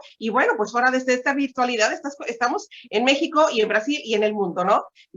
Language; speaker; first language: Spanish; native; Spanish